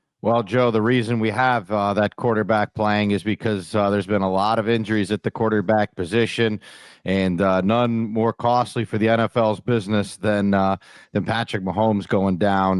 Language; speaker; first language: English; native; English